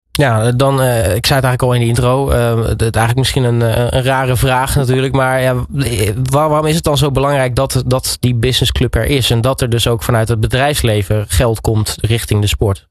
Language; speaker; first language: Dutch; native; Dutch